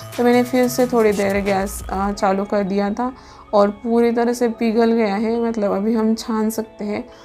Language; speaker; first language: Hindi; non-native, local second language; Marathi